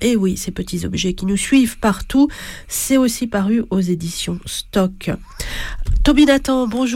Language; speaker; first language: French; native; French